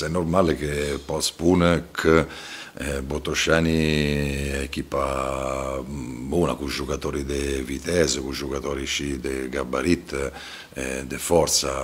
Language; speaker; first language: Romanian; non-native, fluent; Italian